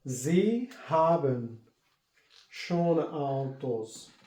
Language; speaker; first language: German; non-native, learner; Persian